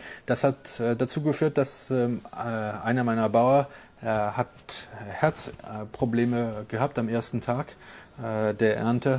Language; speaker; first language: German; non-native, local second language; French